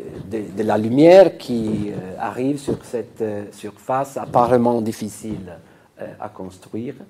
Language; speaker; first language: French; non-native, fluent; Italian